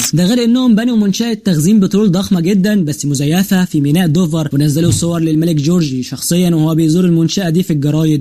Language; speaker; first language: Arabic; native; Arabic